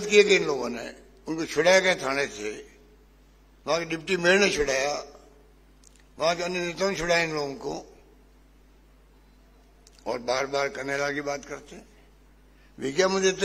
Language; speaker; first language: Hindi; native; Hindi